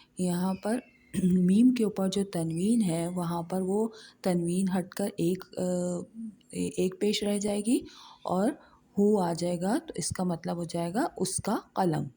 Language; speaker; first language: Urdu; native; Urdu